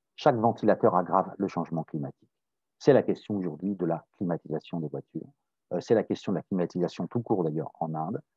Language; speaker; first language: French; native; French